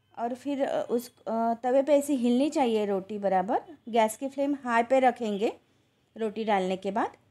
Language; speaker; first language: Hindi; non-native, local second language; Marathi